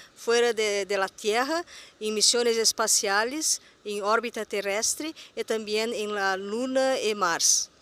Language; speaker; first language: Spanish; non-native, learner; Portuguese